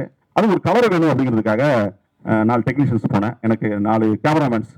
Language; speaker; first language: Tamil; native; Tamil